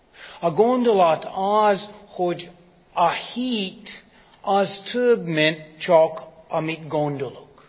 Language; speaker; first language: Hungarian; non-native, fluent; English